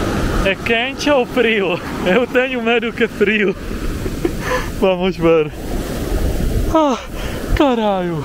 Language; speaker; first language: Portuguese; non-native, fluent; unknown